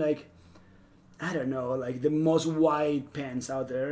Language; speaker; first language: English; non-native, fluent; Spanish